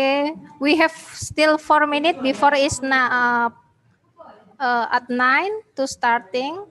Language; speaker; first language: English; non-native, learner; Indonesian